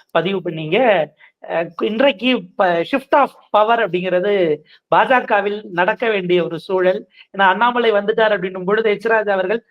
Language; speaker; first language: Tamil; native; Tamil